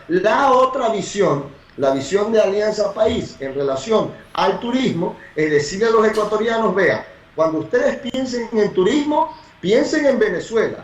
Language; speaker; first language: Spanish; native; Spanish